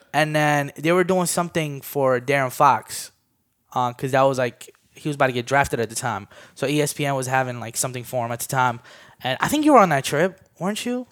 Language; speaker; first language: English; early bilingual, other home language; Armenian